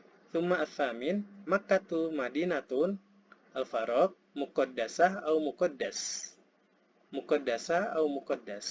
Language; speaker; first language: Arabic; non-native, fluent; Indonesian